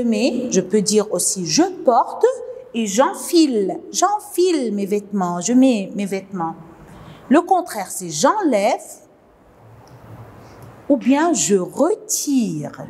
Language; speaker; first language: French; non-native, local second language; Arabic